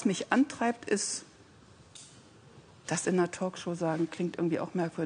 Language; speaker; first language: German; native; German